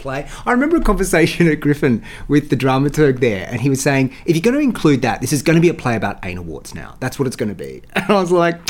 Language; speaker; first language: English; native; English